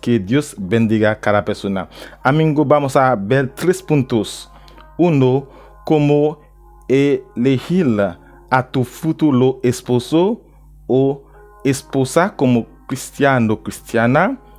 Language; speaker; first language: Spanish; non-native, learner; Haitian Creole